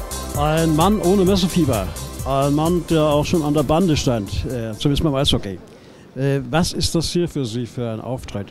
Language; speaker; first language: German; native; German